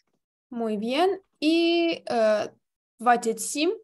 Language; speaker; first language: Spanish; non-native, fluent; Ukrainian